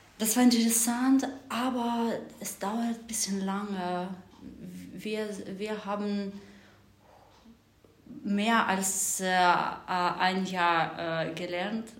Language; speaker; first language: German; non-native, learner; Ukrainian